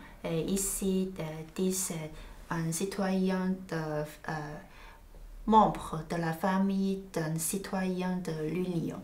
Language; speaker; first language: French; non-native, learner; Chinese